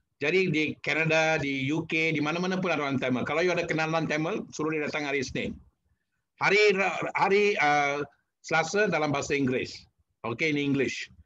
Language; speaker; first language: Malay; non-native, local second language; Tamil